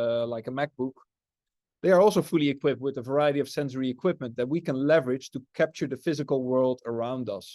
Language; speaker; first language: English; non-native, fluent; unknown